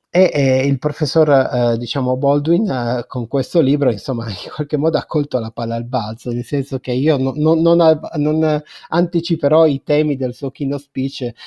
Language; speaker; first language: Italian; native; Italian